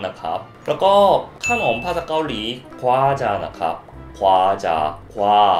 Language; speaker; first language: Thai; non-native, fluent; Korean